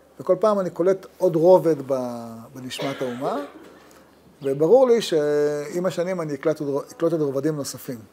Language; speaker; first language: Hebrew; native; Hebrew